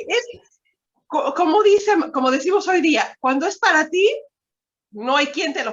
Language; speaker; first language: Spanish; native; Spanish